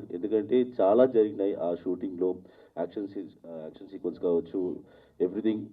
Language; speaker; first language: Telugu; non-native, fluent; Tamil